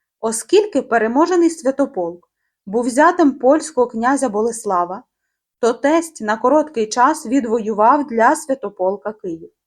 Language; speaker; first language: Ukrainian; native; Ukrainian